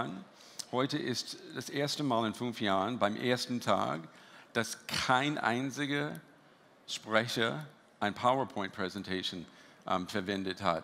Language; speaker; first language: German; non-native, fluent; English